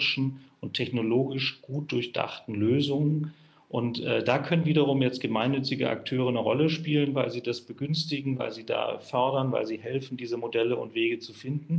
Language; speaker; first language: German; native; German